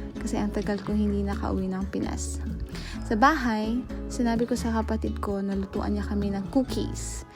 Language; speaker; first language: Filipino; non-native, local second language; Cebuano